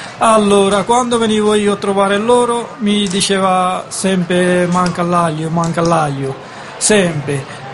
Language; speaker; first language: Italian; non-native, learner; Bangla